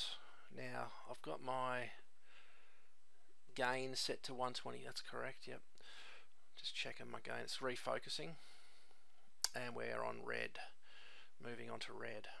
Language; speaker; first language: English; native; English